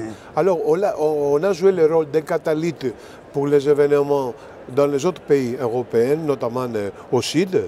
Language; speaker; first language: French; non-native, fluent; Greek